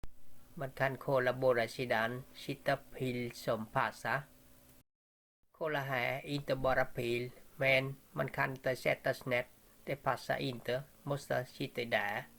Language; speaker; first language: Swedish; non-native, learner; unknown